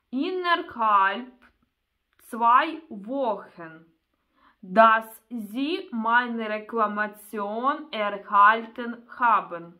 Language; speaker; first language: German; non-native, learner; Russian